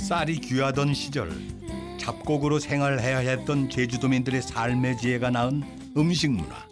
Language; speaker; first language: Korean; native; Korean